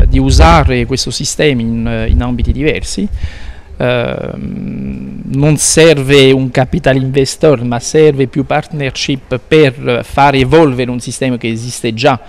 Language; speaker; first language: Italian; non-native, fluent; French